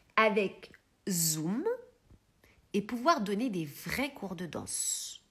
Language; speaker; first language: French; early bilingual, heritage; Italian